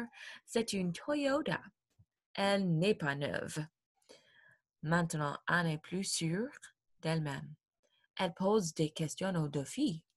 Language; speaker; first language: French; non-native, fluent; English